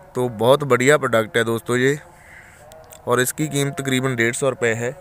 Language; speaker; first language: Hindi; native; Hindi